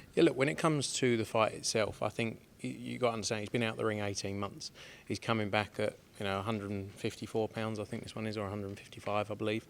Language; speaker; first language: English; native; English